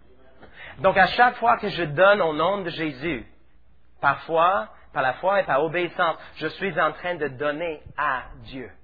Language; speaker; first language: French; native; French